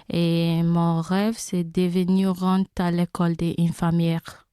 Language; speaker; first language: French; non-native, learner; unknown